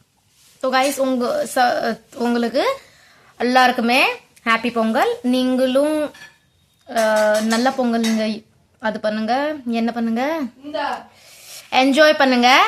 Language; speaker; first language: Tamil; early bilingual, heritage; Tamil